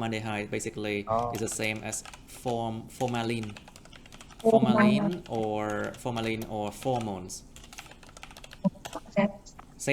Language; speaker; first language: English; non-native, fluent; Vietnamese